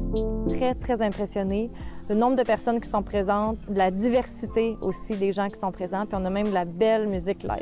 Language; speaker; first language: French; native; French